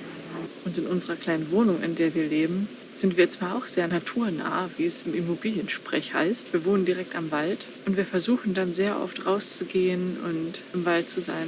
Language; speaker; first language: German; native; German